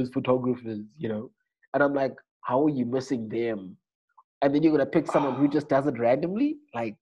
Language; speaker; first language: English; non-native, local second language; Xhosa